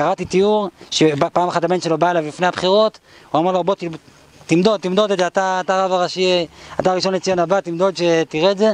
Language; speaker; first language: Hebrew; native; Hebrew